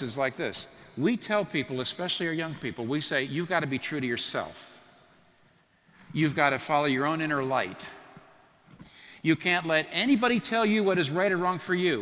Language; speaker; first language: English; native; English